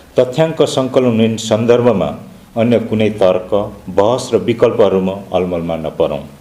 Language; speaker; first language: Nepali; non-native, local second language; Limburgish